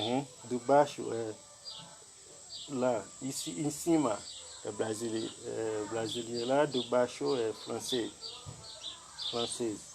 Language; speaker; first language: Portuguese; non-native, learner; Haitian Creole